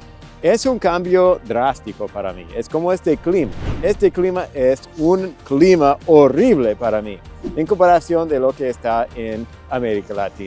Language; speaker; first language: Spanish; non-native, fluent; English